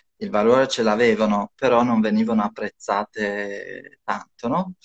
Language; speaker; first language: Italian; non-native, fluent; Albanian